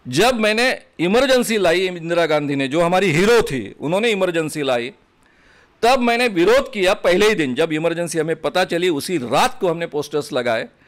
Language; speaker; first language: Hindi; non-native, local second language; Marathi